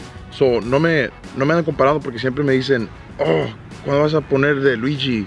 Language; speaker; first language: Spanish; early bilingual, heritage; Spanish